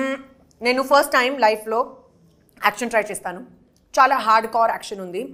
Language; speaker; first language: Telugu; non-native, learner; Hindi